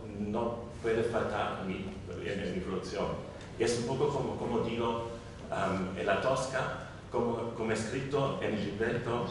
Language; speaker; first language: Spanish; non-native, learner; German